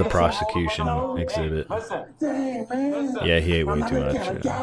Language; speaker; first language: English; native; English